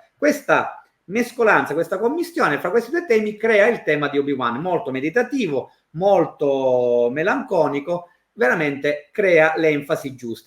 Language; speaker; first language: Italian; native; Italian